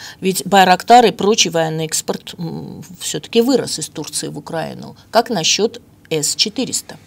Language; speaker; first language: Russian; non-native, local second language; Armenian